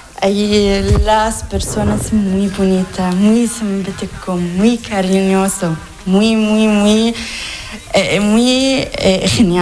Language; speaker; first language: Spanish; non-native, learner; Arabic